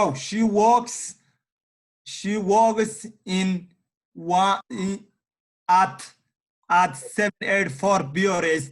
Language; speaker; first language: English; non-native, learner; Somali